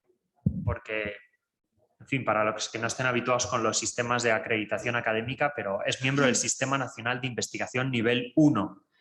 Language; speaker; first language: Spanish; native; Spanish